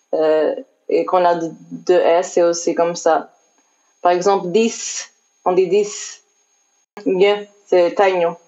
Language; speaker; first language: French; non-native, learner; Portuguese